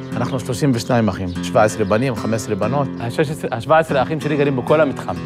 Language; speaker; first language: Hebrew; non-native, local second language; Arabic